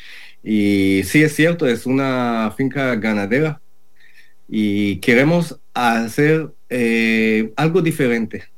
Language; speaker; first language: Spanish; non-native, learner; Hebrew